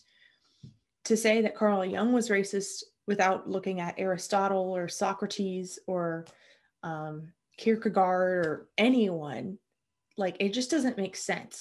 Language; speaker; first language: English; native; English